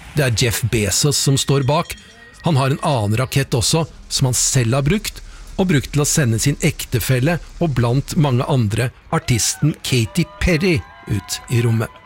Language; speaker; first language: Norwegian; native; Norwegian